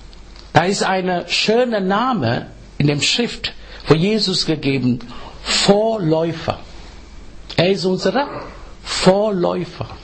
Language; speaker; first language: German; non-native, fluent; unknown